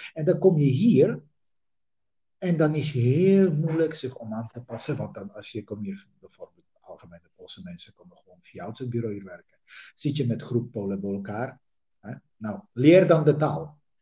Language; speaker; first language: Dutch; non-native, fluent; Polish